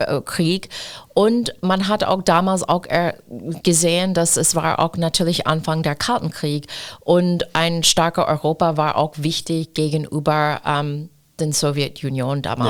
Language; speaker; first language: German; non-native, fluent; English